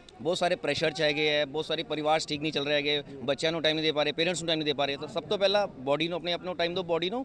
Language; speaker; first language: Hindi; non-native, local second language; Punjabi